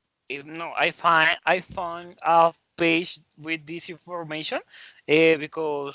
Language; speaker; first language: English; non-native, learner; Spanish